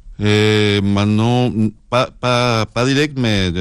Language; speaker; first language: French; non-native, learner; Spanish